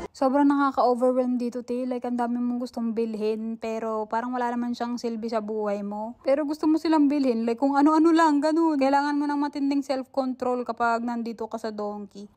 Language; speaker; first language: Filipino; native; Filipino